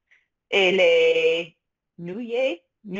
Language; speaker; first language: French; non-native, fluent; English